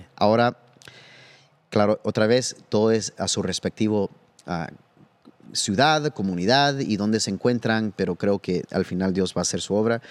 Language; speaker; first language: Spanish; early bilingual, heritage; Spanish